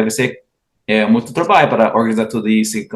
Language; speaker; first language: Portuguese; non-native, fluent; English